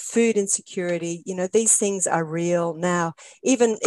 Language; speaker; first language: English; native; English